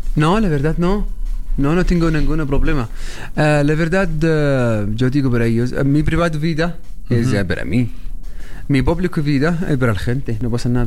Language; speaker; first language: Spanish; non-native, learner; Arabic